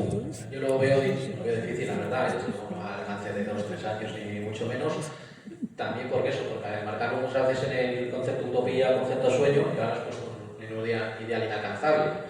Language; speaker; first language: Spanish; native; Spanish